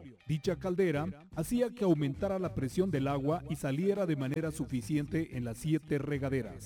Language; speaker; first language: Spanish; native; Spanish